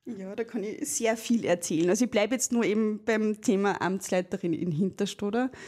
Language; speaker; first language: German; native; German